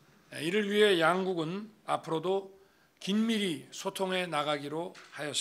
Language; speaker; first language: Korean; native; Korean